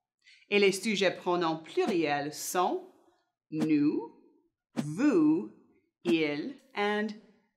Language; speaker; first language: French; non-native, fluent; English